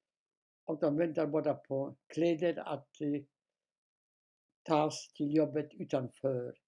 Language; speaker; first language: Swedish; non-native, fluent; Polish